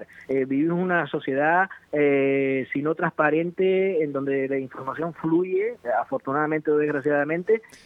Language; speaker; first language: Spanish; native; Spanish